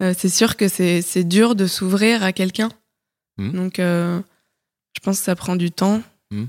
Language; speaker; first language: French; native; French